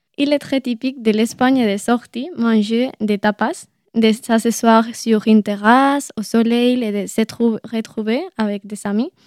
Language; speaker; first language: French; non-native, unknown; Spanish